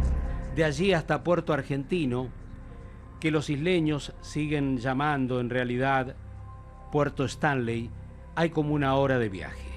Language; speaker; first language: Spanish; native; Spanish